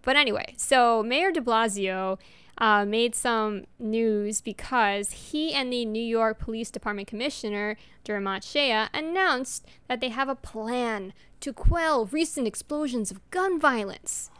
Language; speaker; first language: English; early bilingual, other home language; Spanish